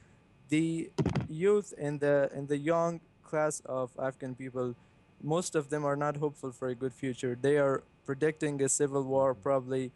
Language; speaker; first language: English; non-native, fluent; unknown